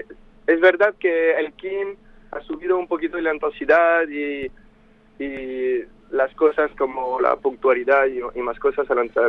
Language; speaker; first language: Spanish; non-native, fluent; French